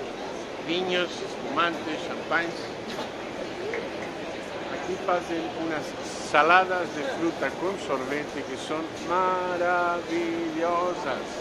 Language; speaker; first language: Portuguese; non-native, fluent; Spanish